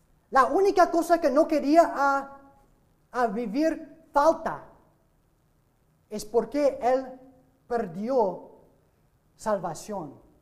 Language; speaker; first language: Spanish; non-native, learner; English